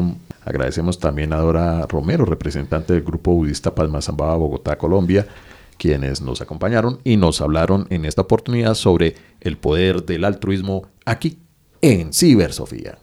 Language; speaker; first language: Spanish; native; Spanish